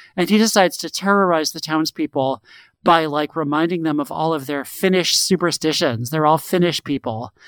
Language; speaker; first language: English; native; English